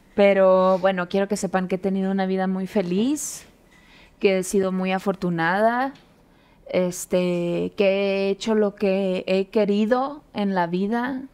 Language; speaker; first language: Spanish; native; Spanish